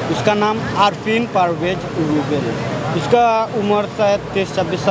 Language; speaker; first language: Hindi; non-native, fluent; Bangla